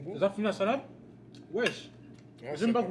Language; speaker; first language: French; native; French